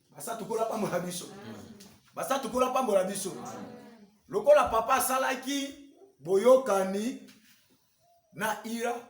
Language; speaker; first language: Lingala; native; Lingala